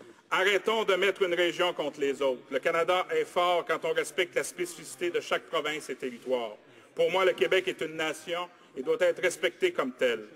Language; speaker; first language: French; native; French